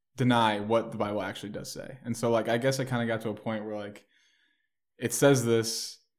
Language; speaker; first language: English; native; English